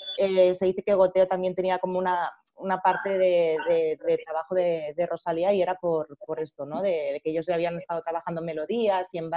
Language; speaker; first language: Spanish; native; Spanish